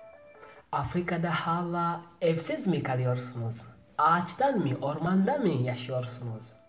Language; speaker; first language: Turkish; non-native, learner; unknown